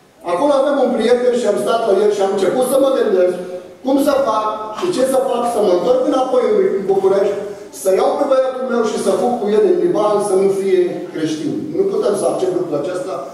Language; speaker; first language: Romanian; non-native, fluent; Arabic